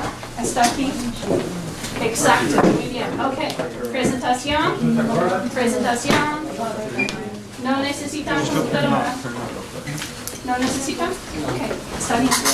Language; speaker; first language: Spanish; non-native, fluent; English